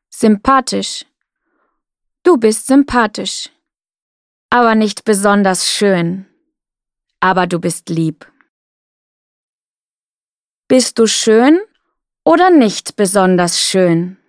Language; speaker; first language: German; non-native, fluent; Russian